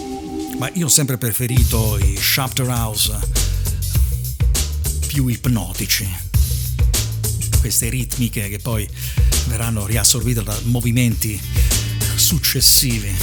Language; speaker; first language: Italian; native; Italian